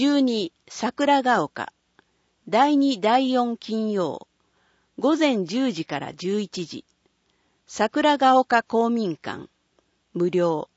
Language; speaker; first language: Japanese; native; Japanese